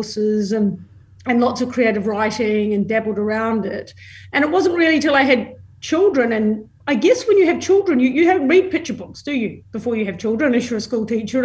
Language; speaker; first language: English; native; English